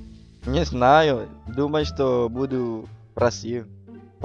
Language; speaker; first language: Russian; non-native, learner; Indonesian